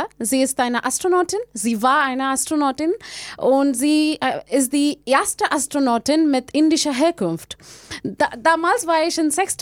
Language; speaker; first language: German; non-native, fluent; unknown